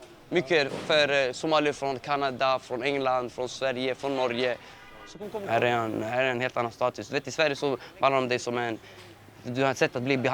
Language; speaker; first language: Swedish; early bilingual, other home language; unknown